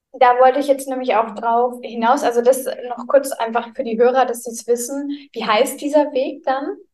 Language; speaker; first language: German; native; German